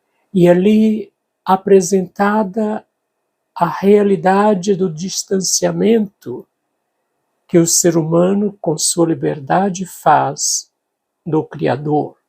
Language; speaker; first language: Portuguese; native; Portuguese